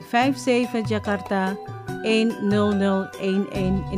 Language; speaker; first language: Dutch; non-native, fluent; Indonesian